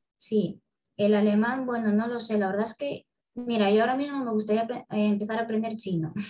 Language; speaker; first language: Spanish; early bilingual, other home language; Russian